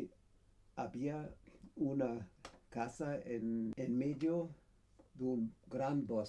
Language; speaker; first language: Spanish; non-native, fluent; German